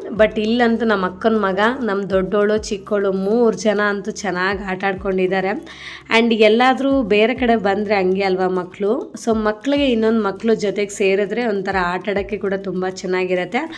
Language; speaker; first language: Kannada; non-native, local second language; Telugu